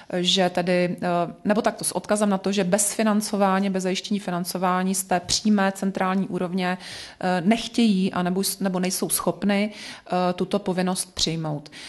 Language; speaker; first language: Czech; native; Czech